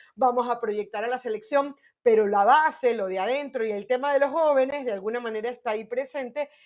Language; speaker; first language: Spanish; native; Spanish